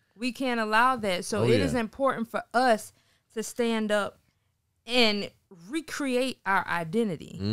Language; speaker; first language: English; native; English